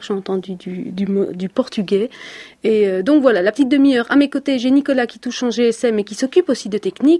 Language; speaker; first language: French; native; French